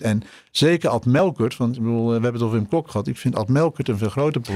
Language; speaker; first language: Dutch; native; Dutch